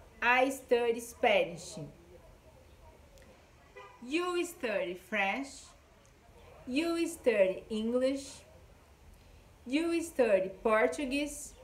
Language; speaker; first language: English; non-native, fluent; Portuguese